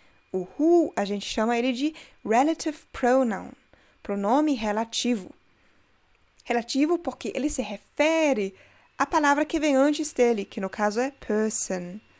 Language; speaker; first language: Portuguese; non-native, fluent; German